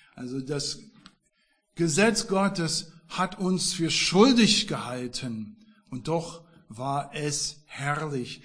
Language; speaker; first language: German; non-native, fluent; English